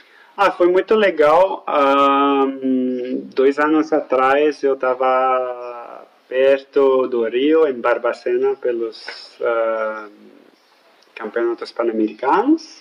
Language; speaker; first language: Portuguese; non-native, fluent; French